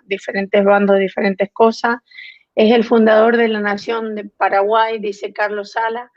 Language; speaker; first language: Spanish; native; Spanish